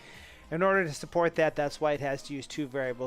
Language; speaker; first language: English; native; English